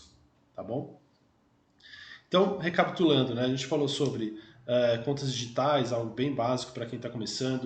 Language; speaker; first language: Portuguese; native; Portuguese